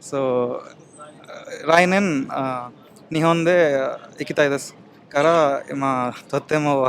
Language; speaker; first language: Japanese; non-native, learner; Telugu